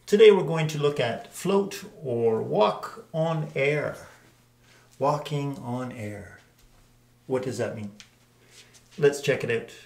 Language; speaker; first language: English; native; English